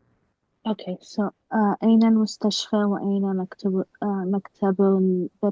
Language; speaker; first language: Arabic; non-native, learner; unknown